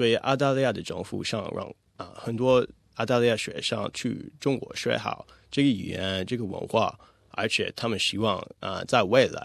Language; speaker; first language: Chinese; non-native, fluent; English